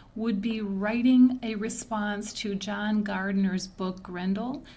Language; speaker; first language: English; native; English